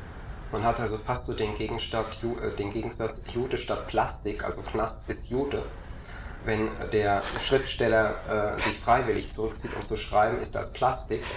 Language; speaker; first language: German; native; German